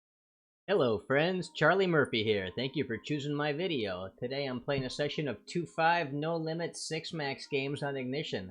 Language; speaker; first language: English; native; English